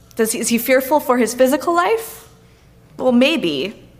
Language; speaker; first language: English; native; English